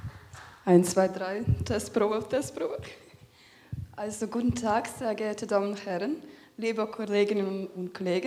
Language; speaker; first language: German; non-native, fluent; Serbian